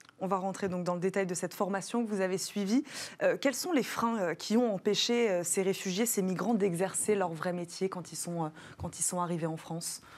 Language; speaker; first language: French; native; French